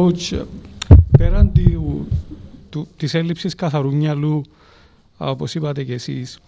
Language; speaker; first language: Greek; native; Greek